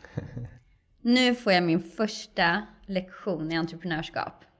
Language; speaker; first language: Swedish; native; Swedish